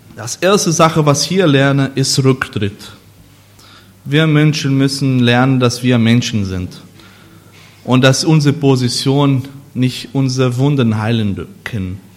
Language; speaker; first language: German; non-native, learner; Portuguese